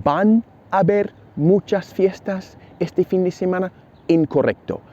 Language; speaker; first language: Spanish; non-native, fluent; English